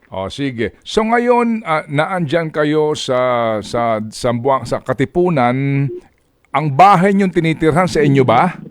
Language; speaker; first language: Filipino; native; Filipino